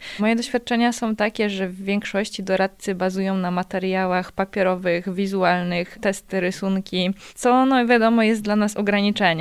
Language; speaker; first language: Polish; native; Polish